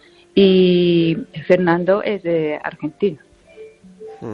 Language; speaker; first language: Spanish; non-native, learner; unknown